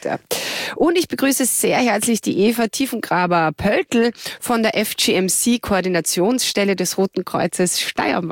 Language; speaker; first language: German; native; German